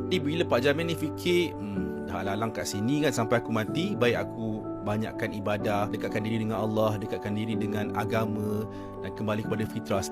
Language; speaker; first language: Malay; native; Malay